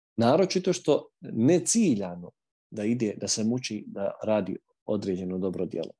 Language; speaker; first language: Bosnian; native; Bosnian